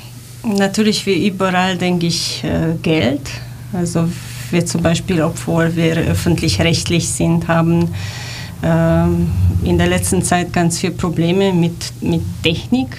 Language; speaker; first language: German; non-native, fluent; Romanian